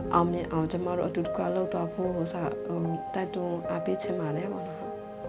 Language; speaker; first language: Burmese; non-native, local second language; Western Kayah